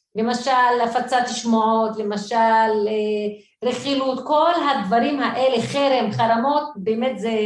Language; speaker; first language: Hebrew; non-native, local second language; Arabic